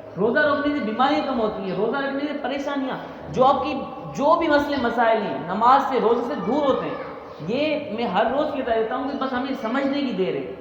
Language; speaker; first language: Urdu; non-native, local second language; Sindhi